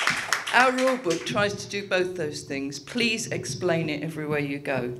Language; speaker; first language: English; native; English